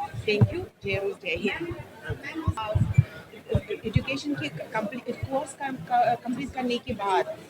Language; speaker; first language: Hindi; non-native, fluent; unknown